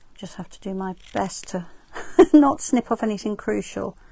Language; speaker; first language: English; native; English